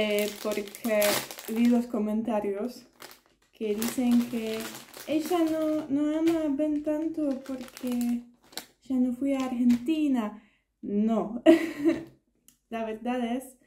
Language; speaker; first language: Spanish; non-native, learner; Polish